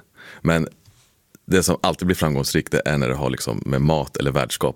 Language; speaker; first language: Swedish; native; Swedish